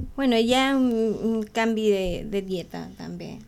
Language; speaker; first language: Catalan; non-native, learner; Spanish